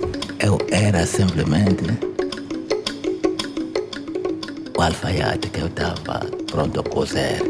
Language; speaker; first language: Portuguese; non-native, local second language; Kongo